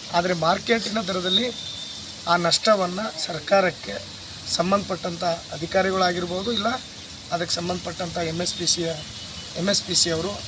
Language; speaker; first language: Kannada; non-native, local second language; Lambadi